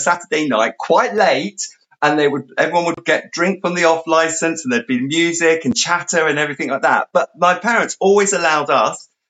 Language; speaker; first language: English; native; English